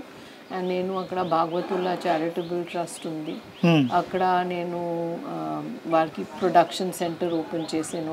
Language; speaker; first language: Telugu; non-native, learner; Hindi